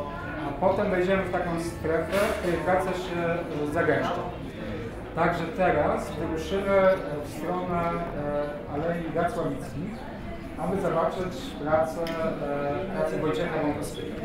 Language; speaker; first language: Polish; native; Polish